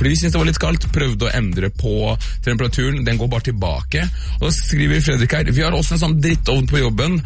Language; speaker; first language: Norwegian; native; Norwegian